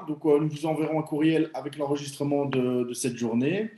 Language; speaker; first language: French; native; French